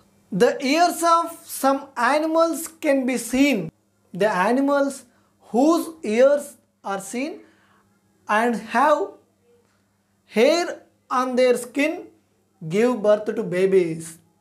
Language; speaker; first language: English; non-native, local second language; Telugu